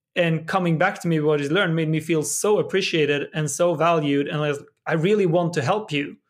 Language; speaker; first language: English; non-native, fluent; Swedish